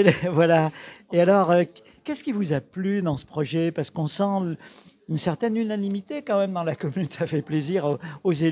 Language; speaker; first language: French; native; French